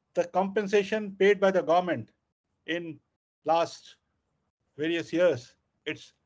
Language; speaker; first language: English; non-native, local second language; Hindi